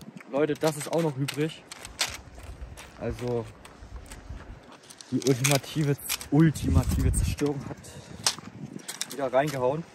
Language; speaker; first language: German; native; German